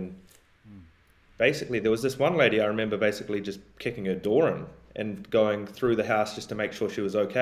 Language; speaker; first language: English; native; English